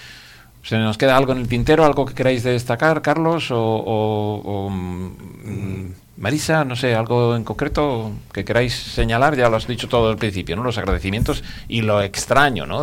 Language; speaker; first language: Spanish; native; Spanish